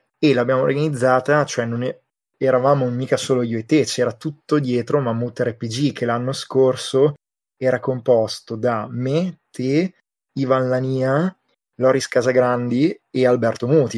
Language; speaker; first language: Italian; native; Italian